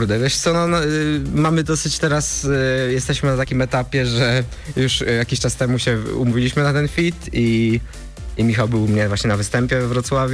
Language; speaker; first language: Polish; native; Polish